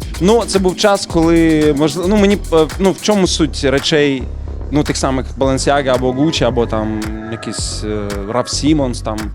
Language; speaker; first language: Ukrainian; native; Ukrainian